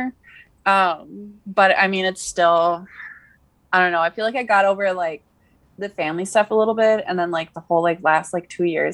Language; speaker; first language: English; native; English